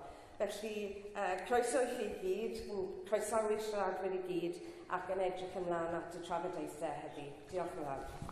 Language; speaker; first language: Welsh; non-native, local second language; English